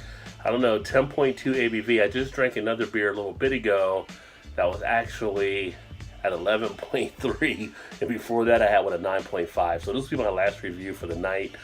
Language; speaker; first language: English; native; English